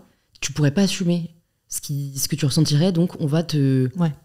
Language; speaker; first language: French; native; French